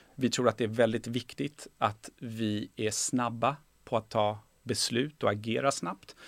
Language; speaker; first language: Swedish; early bilingual, other home language; Persian